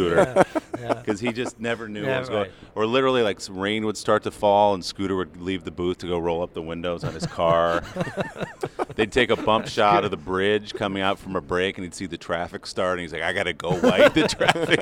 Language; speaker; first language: English; native; English